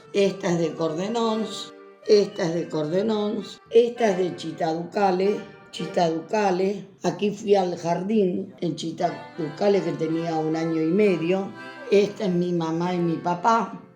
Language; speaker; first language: Spanish; early bilingual, other home language; Italian